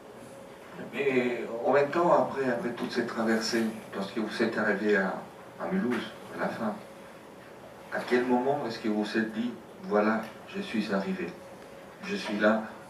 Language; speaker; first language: French; native; French